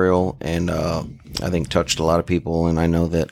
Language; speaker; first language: English; native; English